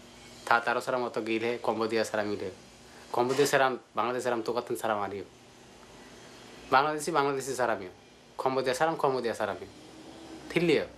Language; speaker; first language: Korean; non-native, learner; Bangla